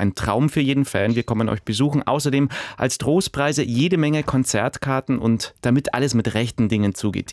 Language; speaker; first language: German; native; German